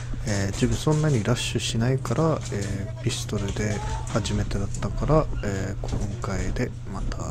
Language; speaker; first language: Japanese; non-native, learner; English